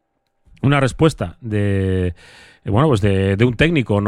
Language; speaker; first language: Spanish; native; Spanish